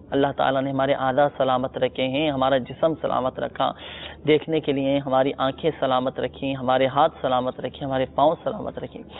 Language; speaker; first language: Urdu; native; Urdu